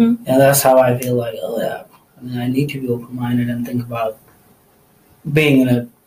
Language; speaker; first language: English; non-native, local second language; Nepali